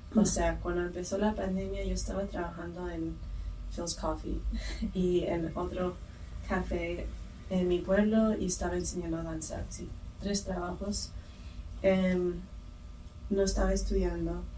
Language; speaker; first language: Spanish; early bilingual, heritage; Spanish